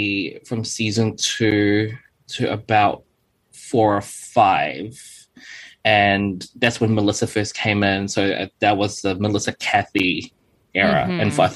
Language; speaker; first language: English; native; English